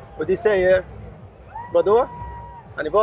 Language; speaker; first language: Swedish; non-native, learner; Arabic